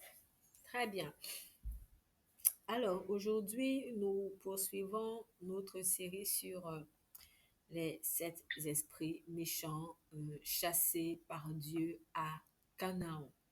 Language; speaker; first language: French; native; French